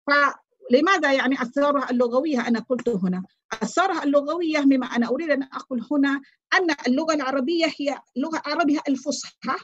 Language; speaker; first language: Arabic; non-native, fluent; Malay